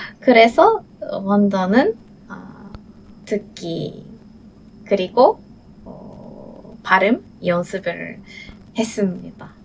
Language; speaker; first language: Korean; non-native, learner; Japanese